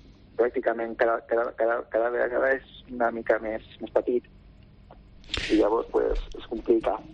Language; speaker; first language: Catalan; non-native, local second language; Spanish